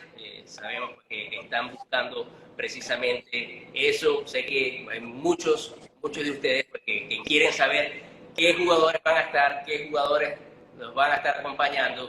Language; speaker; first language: Spanish; native; Spanish